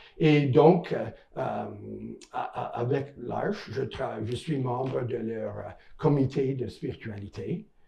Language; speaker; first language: French; non-native, local second language; English